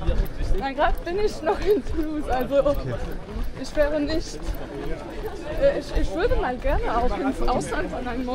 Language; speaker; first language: German; non-native, fluent; French